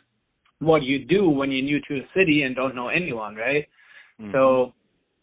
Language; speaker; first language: English; non-native, fluent; German